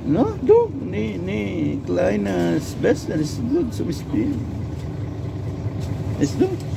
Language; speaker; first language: German; non-native, learner; Filipino